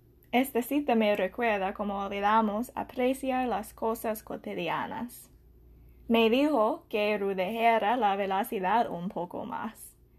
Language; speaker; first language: Spanish; non-native, learner; English